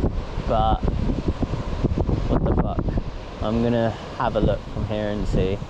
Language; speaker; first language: English; native; English